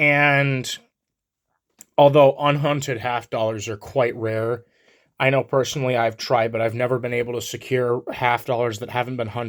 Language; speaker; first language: English; native; English